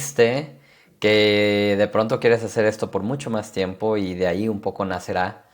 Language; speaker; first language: Spanish; native; Spanish